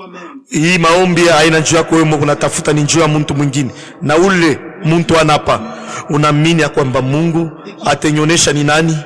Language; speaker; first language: Swahili; native; Swahili